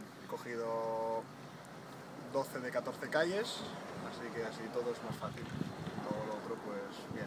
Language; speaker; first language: Spanish; native; Spanish